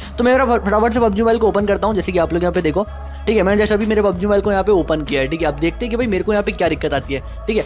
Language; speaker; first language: Hindi; native; Hindi